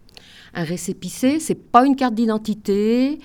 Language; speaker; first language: French; native; French